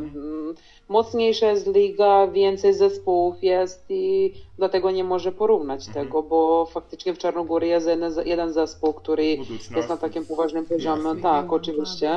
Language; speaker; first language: Polish; non-native, fluent; Serbian